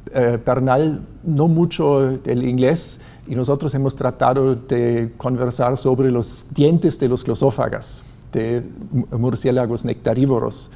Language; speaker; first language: Spanish; non-native, fluent; German